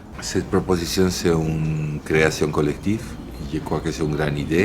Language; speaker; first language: French; non-native, fluent; Spanish